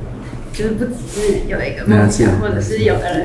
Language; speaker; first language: Chinese; native; Chinese